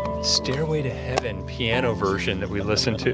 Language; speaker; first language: English; native; English